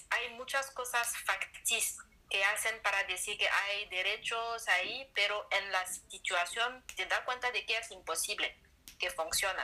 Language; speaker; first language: Spanish; non-native, learner; French